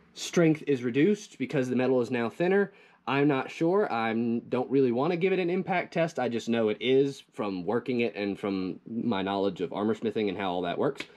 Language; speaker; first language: English; native; English